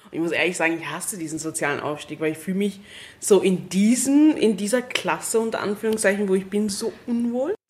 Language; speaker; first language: German; non-native, fluent; English